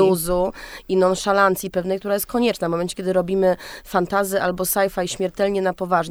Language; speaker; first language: Polish; native; Polish